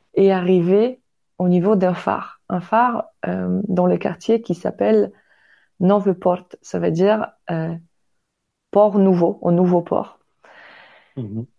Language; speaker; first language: French; non-native, fluent; Polish